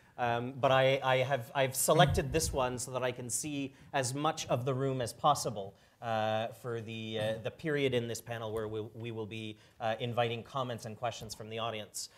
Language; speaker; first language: English; native; English